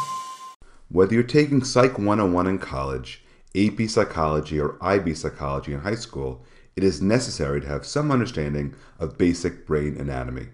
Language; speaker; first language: English; native; English